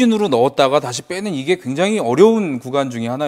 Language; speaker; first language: Korean; native; Korean